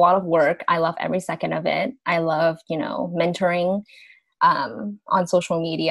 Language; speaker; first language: English; early bilingual, other home language; Vietnamese